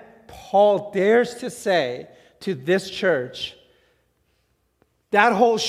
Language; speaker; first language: English; native; English